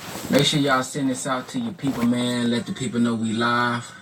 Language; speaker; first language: English; native; English